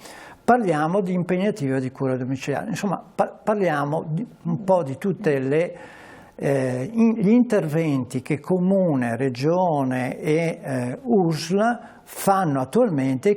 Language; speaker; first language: Italian; native; Italian